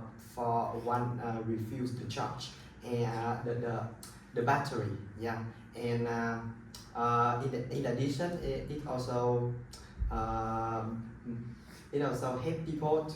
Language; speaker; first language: English; non-native, learner; Vietnamese